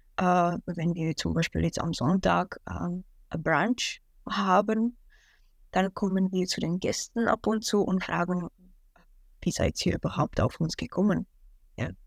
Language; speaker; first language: German; non-native, fluent; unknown